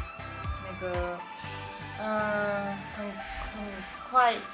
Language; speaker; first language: Chinese; non-native, learner; Russian